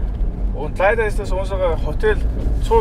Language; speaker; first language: German; non-native, learner; Mongolian